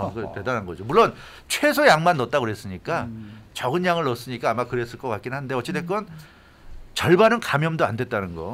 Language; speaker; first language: Korean; native; Korean